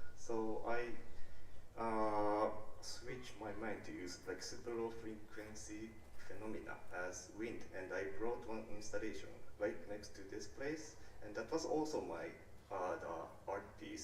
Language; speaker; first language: English; non-native, learner; Japanese